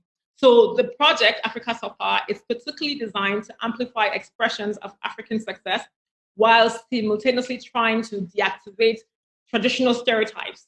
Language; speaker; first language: English; non-native, local second language; Igbo